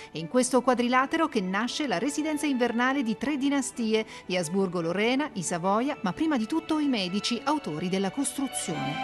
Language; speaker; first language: Italian; native; Italian